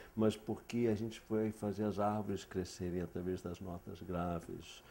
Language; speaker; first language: Portuguese; non-native, fluent; English